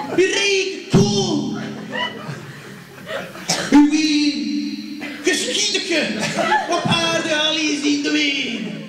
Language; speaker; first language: Dutch; non-native, local second language; French